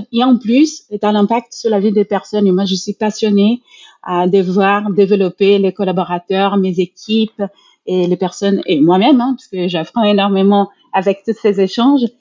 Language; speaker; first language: French; non-native, fluent; Portuguese